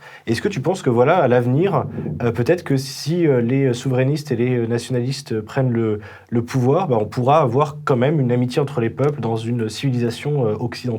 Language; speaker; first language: French; native; French